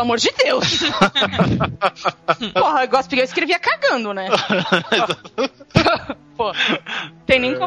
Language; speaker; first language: Portuguese; native; Portuguese